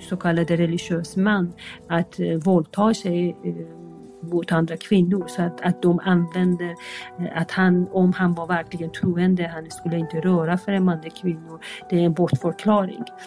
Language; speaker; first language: Swedish; non-native, fluent; Persian